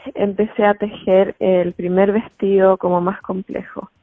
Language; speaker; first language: Spanish; native; Spanish